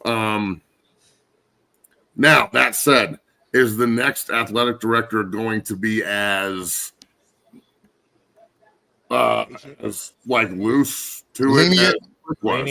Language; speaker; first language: English; native; English